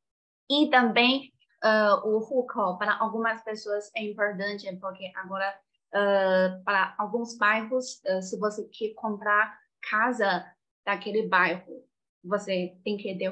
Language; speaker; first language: Portuguese; non-native, fluent; Chinese